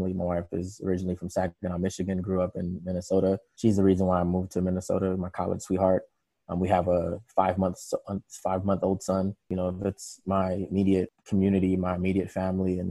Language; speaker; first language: English; native; English